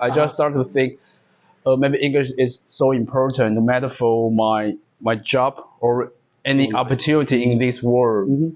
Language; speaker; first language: English; non-native, learner; Chinese